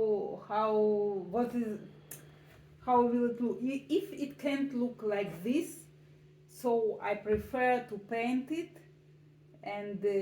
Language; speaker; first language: English; non-native, learner; Russian